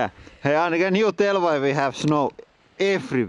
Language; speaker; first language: English; non-native, fluent; Finnish